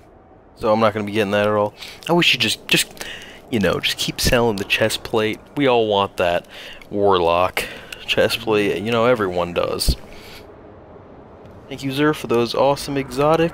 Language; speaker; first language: English; native; English